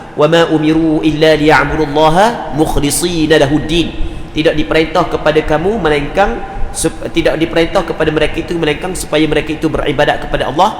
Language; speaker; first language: Malay; native; Malay